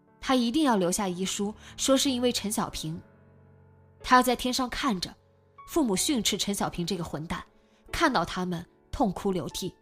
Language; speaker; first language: Chinese; native; Chinese